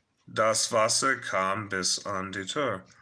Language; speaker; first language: German; non-native, fluent; English